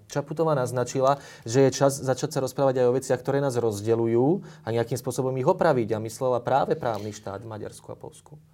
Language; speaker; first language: Slovak; native; Slovak